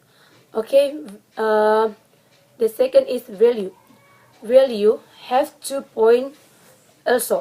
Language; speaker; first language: English; non-native, learner; Indonesian